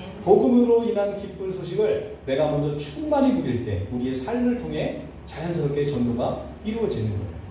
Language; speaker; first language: Korean; native; Korean